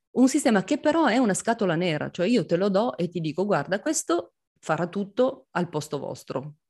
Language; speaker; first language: Italian; native; Italian